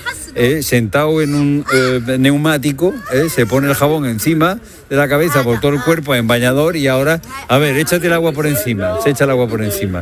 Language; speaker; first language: Spanish; native; Spanish